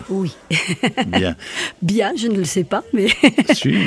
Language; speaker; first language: French; non-native, fluent; Spanish